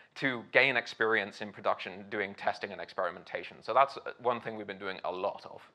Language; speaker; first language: English; native; English